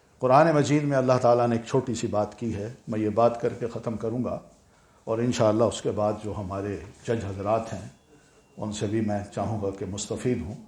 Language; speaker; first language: Urdu; native; Urdu